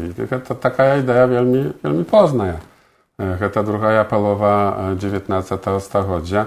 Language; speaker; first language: Polish; non-native, local second language; Belarusian